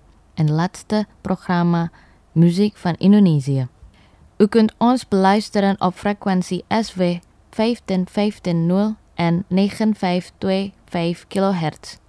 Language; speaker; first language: Dutch; non-native, fluent; Indonesian